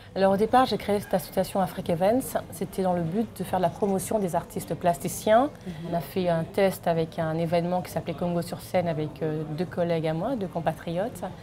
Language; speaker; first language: French; early bilingual, other home language; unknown